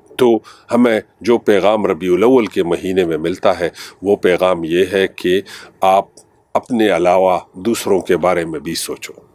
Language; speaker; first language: Urdu; non-native, local second language; Pashto